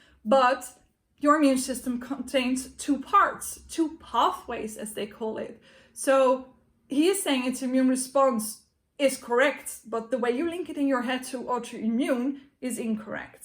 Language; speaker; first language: English; non-native, fluent; Dutch